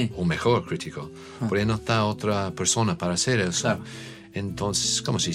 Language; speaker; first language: Spanish; non-native, learner; English